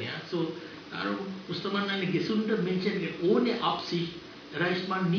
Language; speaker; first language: German; non-native, fluent; Sinhala